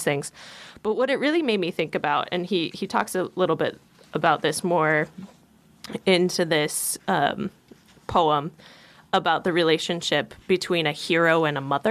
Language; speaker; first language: English; native; English